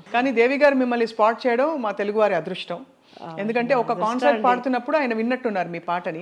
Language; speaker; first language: Telugu; native; Telugu